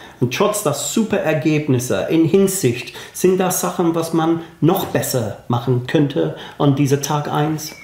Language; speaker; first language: German; non-native, fluent; English